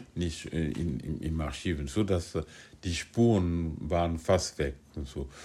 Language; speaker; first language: German; non-native, fluent; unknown